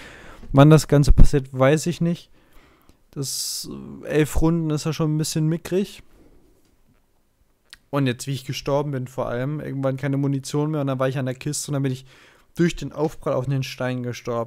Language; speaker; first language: German; native; German